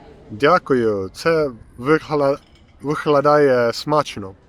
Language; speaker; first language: Ukrainian; non-native, learner; Finnish